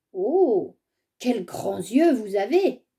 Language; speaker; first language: French; native; French